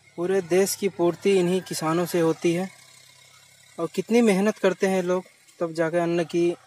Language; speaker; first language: Hindi; native; Hindi